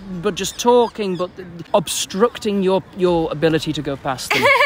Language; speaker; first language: English; native; English